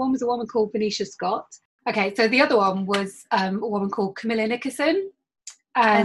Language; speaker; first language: English; native; English